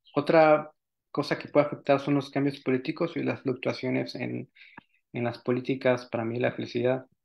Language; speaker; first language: Spanish; native; Spanish